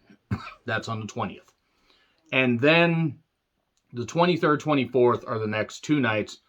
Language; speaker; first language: English; native; English